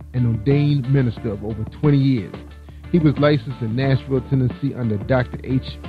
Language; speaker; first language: English; native; English